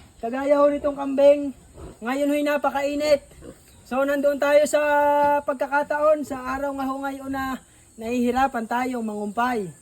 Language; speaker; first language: Filipino; native; Filipino